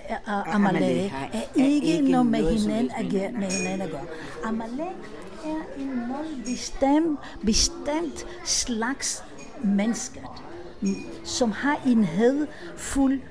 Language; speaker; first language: Danish; non-native, fluent; Hebrew